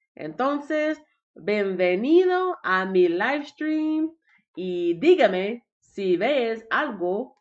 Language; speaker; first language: Spanish; non-native, learner; English